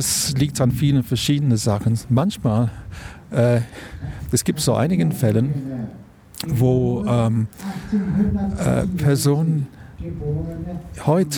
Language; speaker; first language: German; non-native, fluent; English